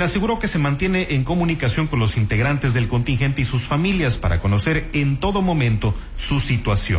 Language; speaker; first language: Spanish; native; Spanish